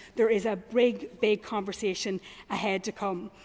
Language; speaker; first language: English; native; English